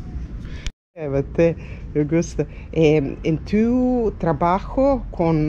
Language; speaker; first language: Spanish; non-native, learner; Serbian